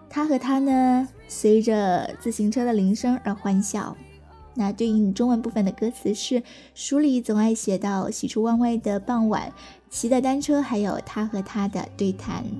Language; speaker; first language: Chinese; native; Chinese